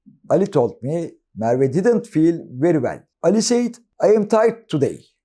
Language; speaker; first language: English; non-native, fluent; Turkish